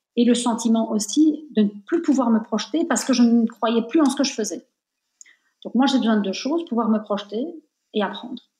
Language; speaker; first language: French; native; French